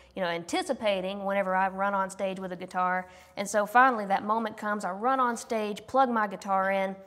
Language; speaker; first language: English; native; English